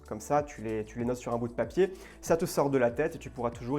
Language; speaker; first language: French; native; French